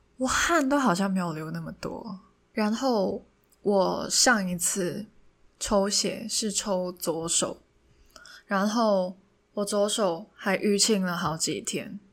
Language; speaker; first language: Chinese; non-native, local second language; Cantonese